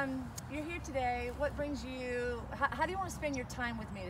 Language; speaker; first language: English; native; English